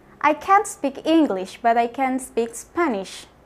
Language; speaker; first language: English; non-native, fluent; Indonesian